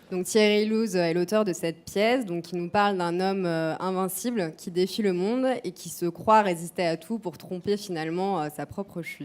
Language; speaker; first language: French; native; French